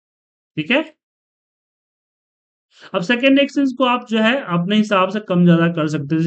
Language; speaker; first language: Hindi; native; Hindi